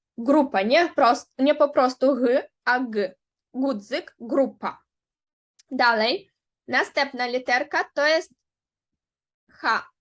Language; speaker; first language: Polish; non-native, fluent; Ukrainian